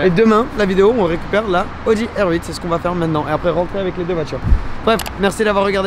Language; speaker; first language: French; native; French